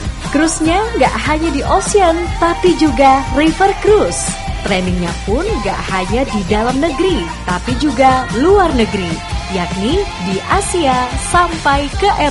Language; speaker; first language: Indonesian; native; Indonesian